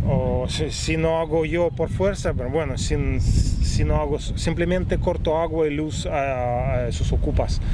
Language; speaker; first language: Spanish; non-native, fluent; Russian